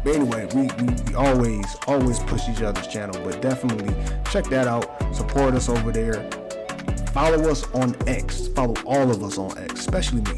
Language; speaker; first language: English; native; English